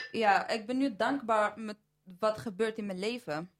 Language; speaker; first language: Dutch; early bilingual, other home language; Arabic